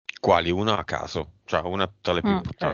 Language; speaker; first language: Italian; native; Italian